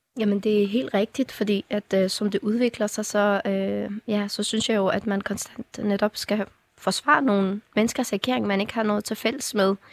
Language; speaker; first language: Danish; early bilingual, other home language; Persian